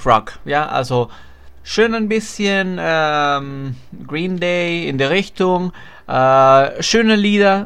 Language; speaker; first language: German; non-native, fluent; Spanish